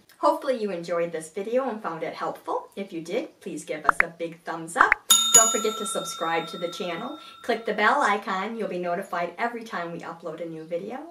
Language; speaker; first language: English; native; English